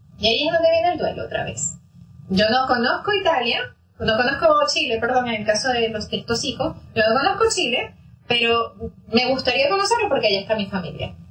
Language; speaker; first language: Spanish; native; Spanish